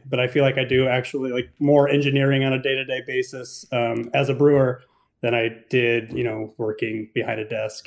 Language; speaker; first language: English; native; English